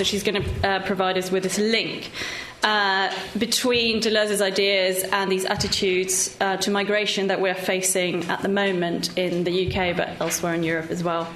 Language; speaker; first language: English; non-native, fluent; Swedish